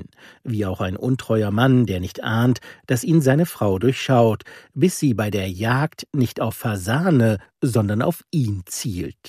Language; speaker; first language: German; native; German